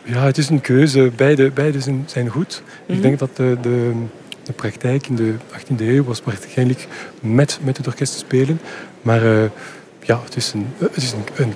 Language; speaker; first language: Dutch; non-native, local second language; French